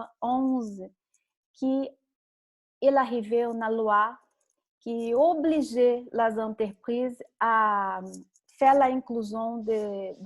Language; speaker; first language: French; non-native, learner; Portuguese